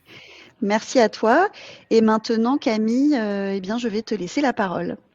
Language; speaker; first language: French; native; French